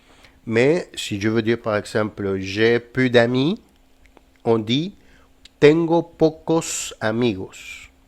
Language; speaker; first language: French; non-native, fluent; Spanish